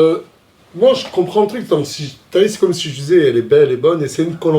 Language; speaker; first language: French; native; French